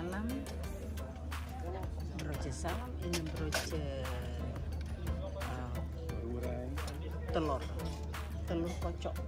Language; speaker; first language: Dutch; non-native, fluent; Indonesian